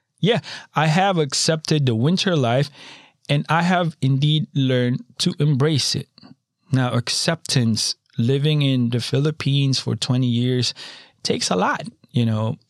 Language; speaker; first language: English; non-native, local second language; Filipino